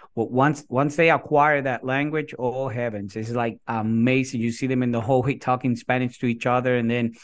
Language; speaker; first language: English; non-native, fluent; Spanish